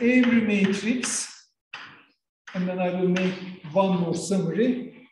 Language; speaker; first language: English; non-native, fluent; Turkish